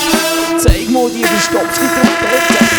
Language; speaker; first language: German; native; German